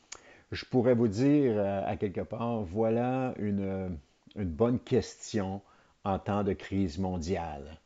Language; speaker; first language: French; native; French